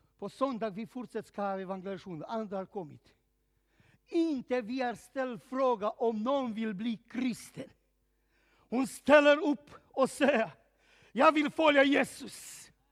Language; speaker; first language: Swedish; non-native, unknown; Serbian